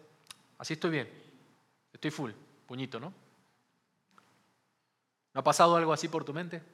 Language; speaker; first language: Spanish; native; Spanish